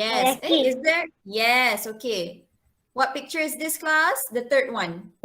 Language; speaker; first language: English; non-native, local second language; Malay